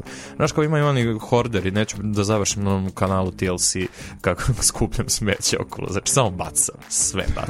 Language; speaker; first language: Serbian; native; Serbian